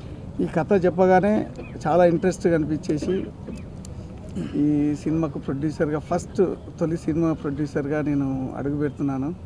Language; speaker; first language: Telugu; native; Telugu